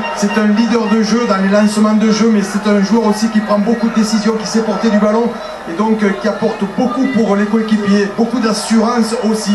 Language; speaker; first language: French; native; French